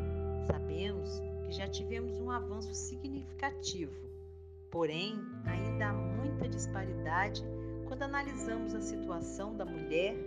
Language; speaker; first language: Portuguese; native; Portuguese